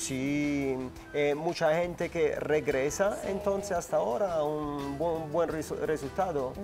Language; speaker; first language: Spanish; non-native, learner; Italian